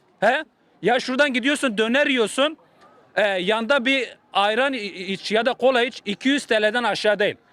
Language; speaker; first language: Turkish; native; Turkish